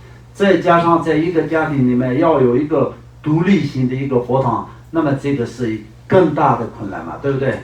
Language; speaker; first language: Chinese; non-native, local second language; Tibetan